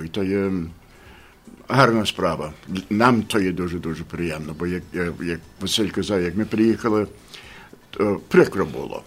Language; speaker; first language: Ukrainian; early bilingual, heritage; Ukrainian